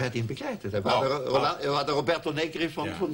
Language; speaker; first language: German; native; German